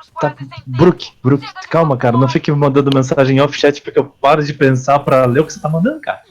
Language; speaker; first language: Portuguese; native; Portuguese